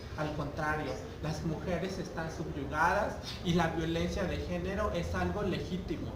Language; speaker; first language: Spanish; non-native, local second language; Nahuatl languages